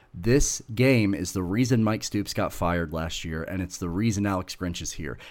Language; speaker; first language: English; native; English